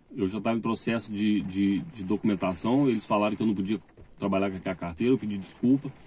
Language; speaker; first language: Portuguese; native; Portuguese